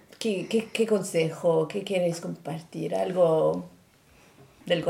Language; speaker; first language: Spanish; non-native, learner; French